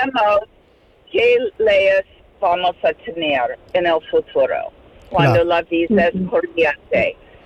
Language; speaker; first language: Spanish; non-native, fluent; English